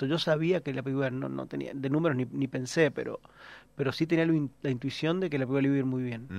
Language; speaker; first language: Spanish; native; Spanish